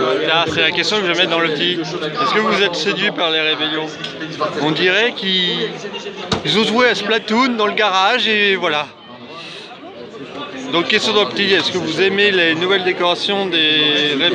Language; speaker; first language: French; native; French